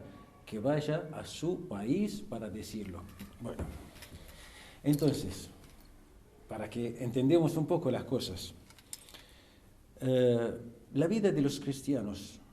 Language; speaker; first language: Spanish; non-native, fluent; Arabic